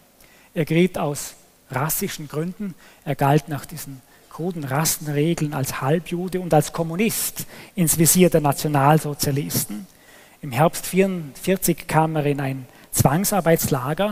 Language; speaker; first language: German; native; German